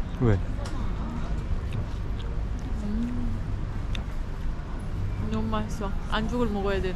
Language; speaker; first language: Korean; non-native, learner; Turkish